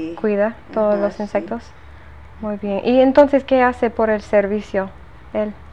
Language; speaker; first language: Spanish; non-native, learner; English